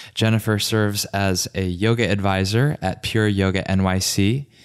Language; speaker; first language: English; native; English